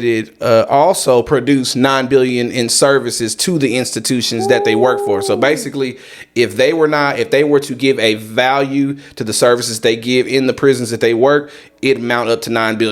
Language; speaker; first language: English; native; English